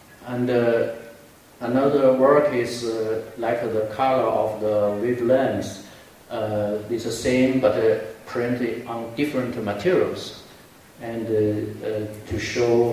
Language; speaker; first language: English; non-native, fluent; Chinese